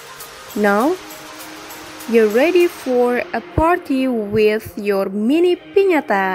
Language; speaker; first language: English; non-native, fluent; Indonesian